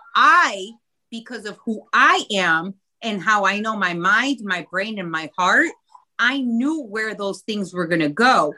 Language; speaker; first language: English; early bilingual, other home language; Spanish